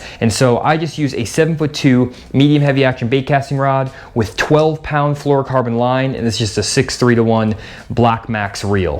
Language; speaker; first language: English; native; English